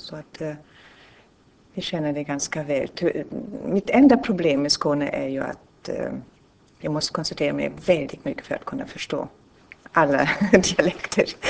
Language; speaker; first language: Swedish; non-native, fluent; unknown